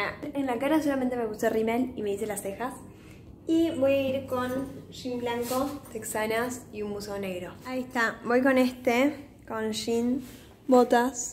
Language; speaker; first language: Spanish; native; Spanish